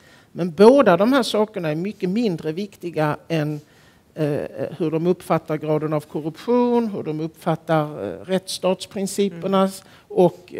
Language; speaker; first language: Swedish; native; Swedish